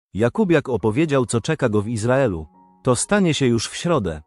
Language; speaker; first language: Polish; native; Polish